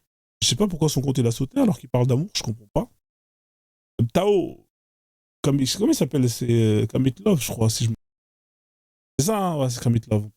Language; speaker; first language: French; native; French